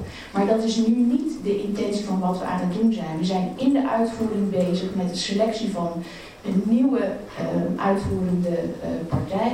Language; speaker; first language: Dutch; native; Dutch